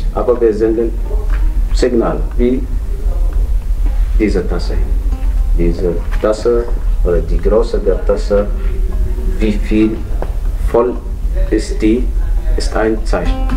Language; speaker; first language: German; non-native, fluent; Arabic